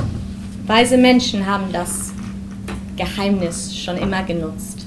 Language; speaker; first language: German; early bilingual, heritage; German